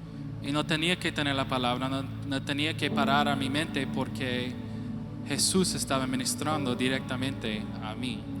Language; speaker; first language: Spanish; non-native, fluent; English